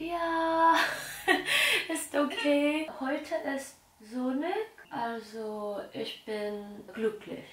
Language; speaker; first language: German; non-native, learner; Korean